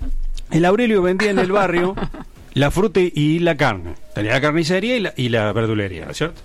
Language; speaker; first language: Spanish; native; Spanish